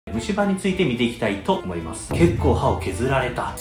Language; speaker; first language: Japanese; native; Japanese